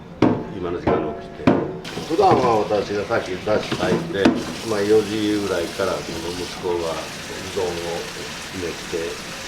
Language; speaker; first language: Japanese; native; Japanese